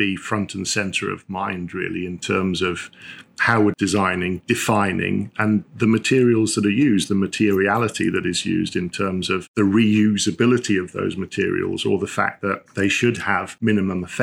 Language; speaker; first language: English; native; English